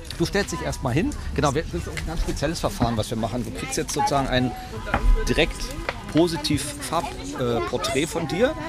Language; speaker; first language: German; native; German